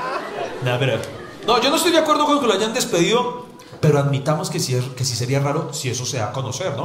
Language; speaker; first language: Spanish; native; Spanish